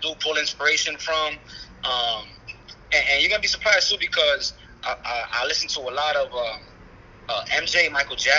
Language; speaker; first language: English; native; English